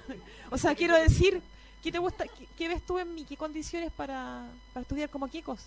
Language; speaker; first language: Spanish; native; Spanish